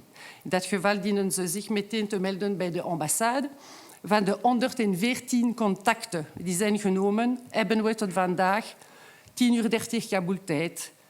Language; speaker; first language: Dutch; non-native, local second language; French